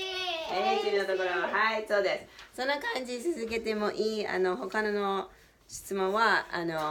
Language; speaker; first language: Japanese; non-native, learner; English